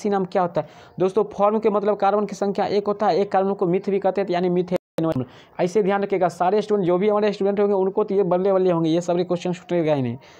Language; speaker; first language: Hindi; native; Hindi